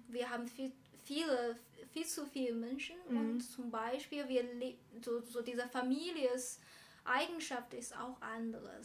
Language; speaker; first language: German; non-native, learner; Chinese